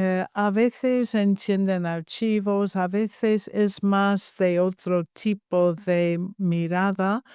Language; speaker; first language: Spanish; non-native, fluent; English